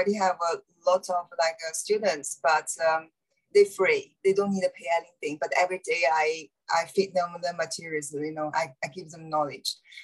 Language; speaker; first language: English; non-native, learner; Chinese